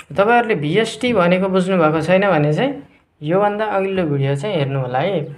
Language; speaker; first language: Nepali; native; Nepali